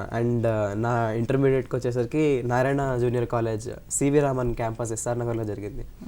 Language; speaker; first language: Telugu; non-native, local second language; Kannada